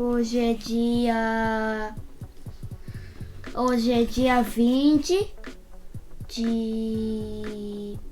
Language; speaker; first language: Portuguese; early bilingual, heritage; Portuguese